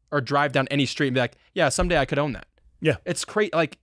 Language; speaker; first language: English; native; English